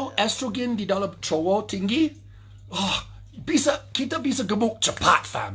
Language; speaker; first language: Indonesian; non-native, learner; English